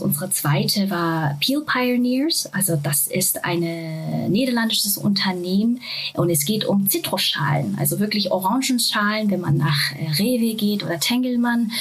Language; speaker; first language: German; non-native, fluent; Japanese